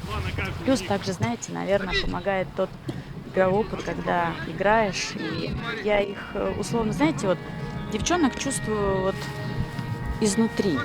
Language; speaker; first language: Russian; native; Russian